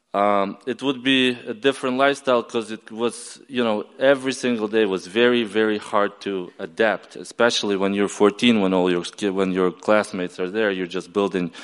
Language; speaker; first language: English; non-native, fluent; Ukrainian